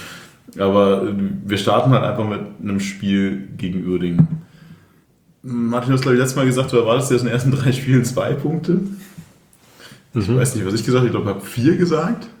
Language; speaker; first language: German; native; German